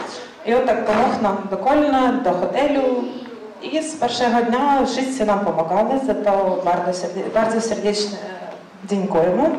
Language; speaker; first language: Polish; non-native, learner; Ukrainian